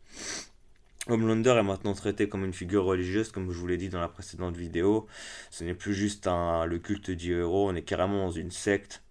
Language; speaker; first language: French; native; French